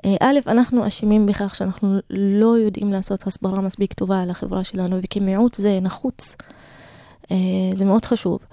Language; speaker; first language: Hebrew; non-native, local second language; Arabic